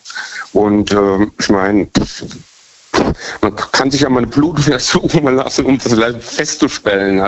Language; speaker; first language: German; native; German